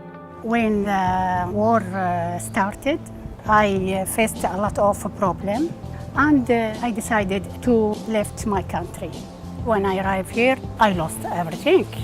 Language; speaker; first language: English; non-native, learner; Arabic